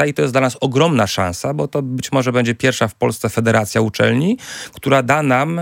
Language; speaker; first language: Polish; native; Polish